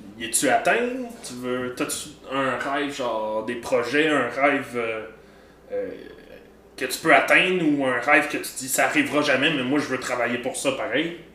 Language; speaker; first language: French; native; French